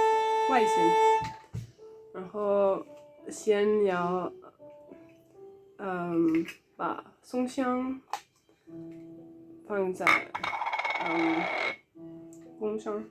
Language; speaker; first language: Chinese; non-native, learner; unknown